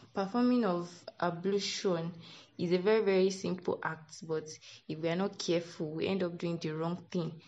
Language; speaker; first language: English; non-native, local second language; Yoruba